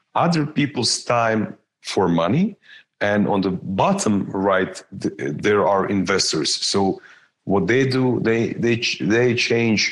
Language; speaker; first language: English; non-native, fluent; Croatian